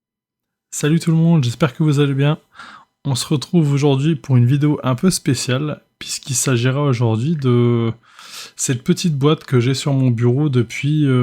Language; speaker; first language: French; native; French